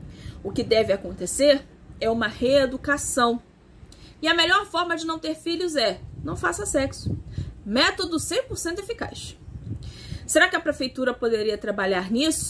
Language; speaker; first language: Portuguese; native; Portuguese